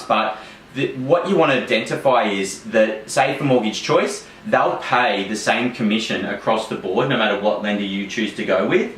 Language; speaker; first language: English; native; English